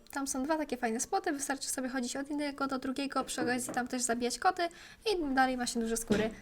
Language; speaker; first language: Polish; native; Polish